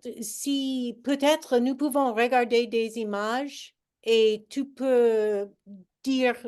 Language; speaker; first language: French; non-native, fluent; English